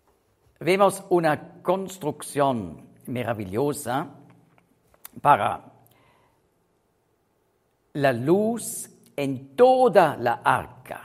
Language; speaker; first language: Spanish; non-native, learner; German